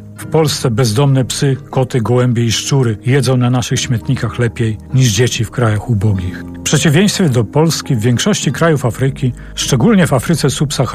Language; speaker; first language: Polish; native; Polish